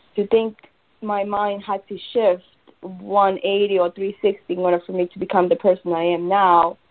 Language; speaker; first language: English; early bilingual, other home language; Spanish